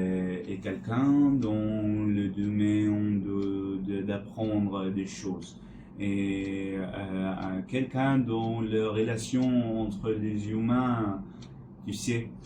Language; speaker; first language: French; non-native, learner; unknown